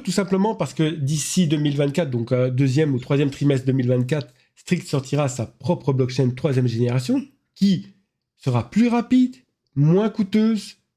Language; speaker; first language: French; native; French